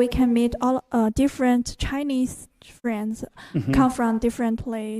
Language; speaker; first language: English; non-native, learner; Chinese